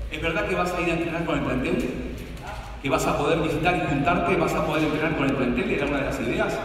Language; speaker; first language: Spanish; native; Spanish